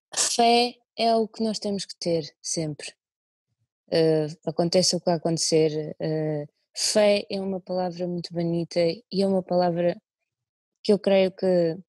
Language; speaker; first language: Portuguese; early bilingual, other home language; Russian